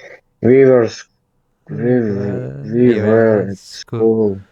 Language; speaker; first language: English; non-native, learner; Russian